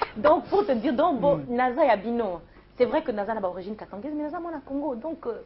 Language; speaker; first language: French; non-native, local second language; Lingala